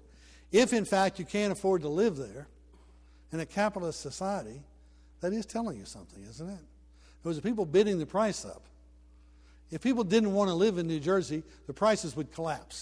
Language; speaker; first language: English; native; English